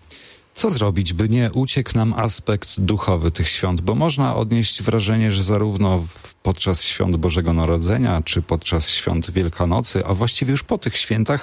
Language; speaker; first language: Polish; native; Polish